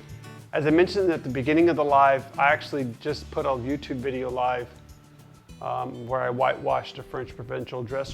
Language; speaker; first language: English; native; English